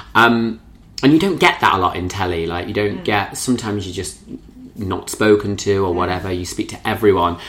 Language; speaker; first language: English; native; English